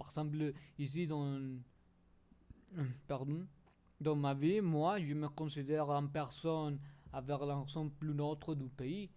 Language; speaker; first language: French; non-native, learner; Spanish